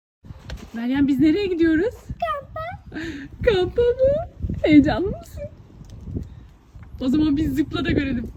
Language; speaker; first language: Turkish; native; Turkish